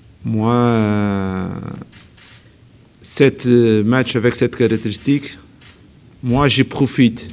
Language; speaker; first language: French; non-native, learner; Portuguese